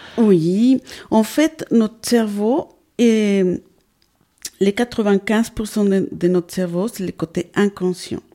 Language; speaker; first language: French; non-native, fluent; Spanish